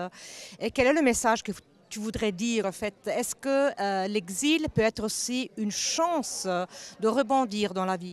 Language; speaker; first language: French; non-native, local second language; Italian